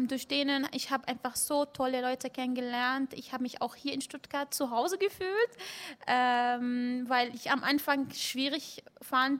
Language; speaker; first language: German; non-native, fluent; Arabic